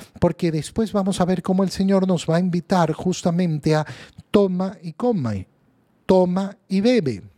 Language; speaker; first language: Spanish; native; Spanish